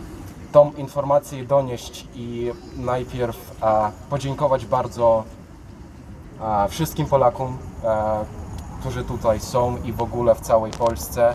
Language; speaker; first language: Polish; non-native, fluent; Ukrainian